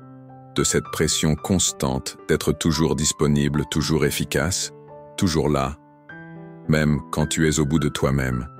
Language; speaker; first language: French; native; French